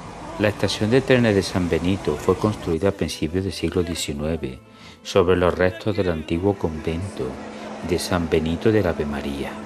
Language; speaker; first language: Spanish; native; Spanish